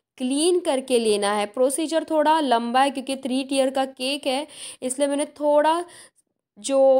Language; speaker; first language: Hindi; non-native, local second language; Marathi